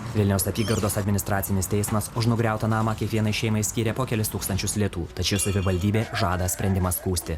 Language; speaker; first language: Lithuanian; native; Lithuanian